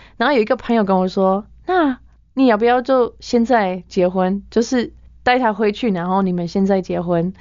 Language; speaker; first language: Chinese; non-native, fluent; English